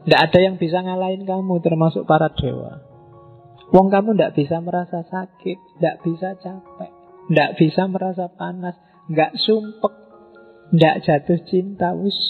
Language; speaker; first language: Indonesian; non-native, local second language; Javanese